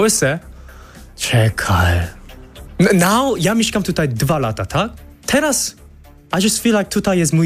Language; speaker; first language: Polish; non-native, learner; Korean